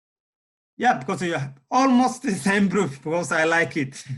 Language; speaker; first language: English; non-native, learner; Somali